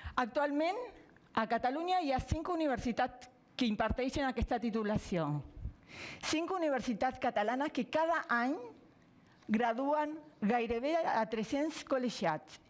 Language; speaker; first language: Catalan; non-native, fluent; Spanish